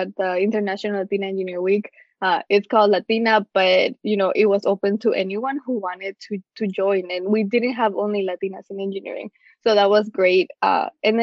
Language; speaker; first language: English; early bilingual, other home language; Spanish